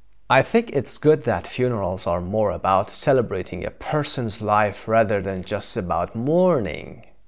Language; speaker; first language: English; non-native, fluent; Persian